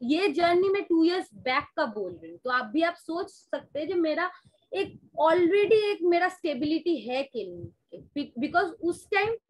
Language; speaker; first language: Hindi; non-native, local second language; Bangla